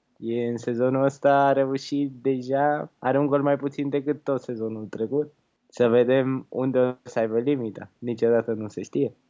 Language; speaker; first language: Romanian; early bilingual, heritage; Romanian